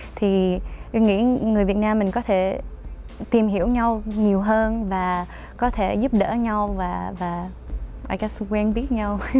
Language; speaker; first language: Vietnamese; early bilingual, heritage; Vietnamese